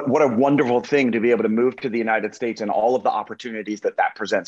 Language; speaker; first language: English; native; English